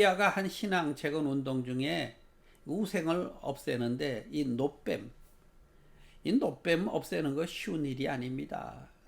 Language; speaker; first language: Korean; native; Korean